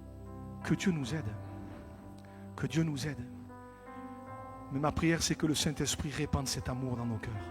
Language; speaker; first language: French; native; French